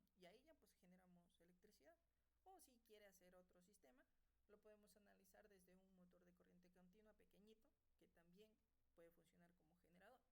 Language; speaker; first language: Spanish; native; Spanish